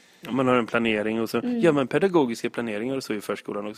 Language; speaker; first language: Swedish; native; Swedish